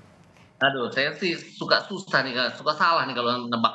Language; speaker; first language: Indonesian; native; Indonesian